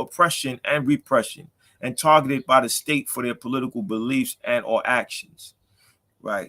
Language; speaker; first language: English; native; English